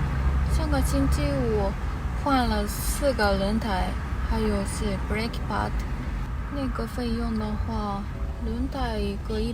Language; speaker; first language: Chinese; non-native, fluent; Japanese